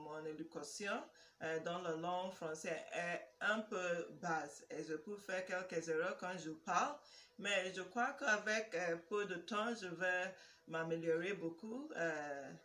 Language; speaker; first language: French; non-native, learner; English